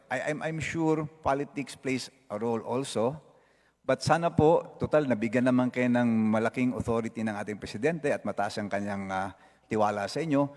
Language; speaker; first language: Filipino; non-native, local second language; Cebuano